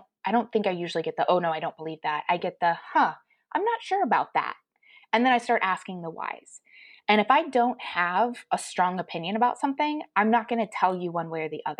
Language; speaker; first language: English; native; English